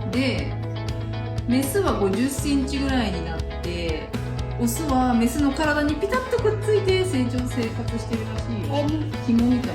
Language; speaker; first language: Japanese; native; Japanese